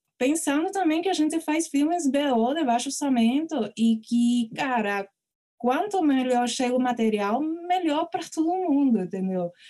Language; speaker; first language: Portuguese; non-native, fluent; Spanish